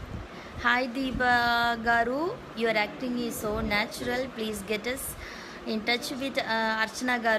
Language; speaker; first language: Telugu; non-native, learner; Malayalam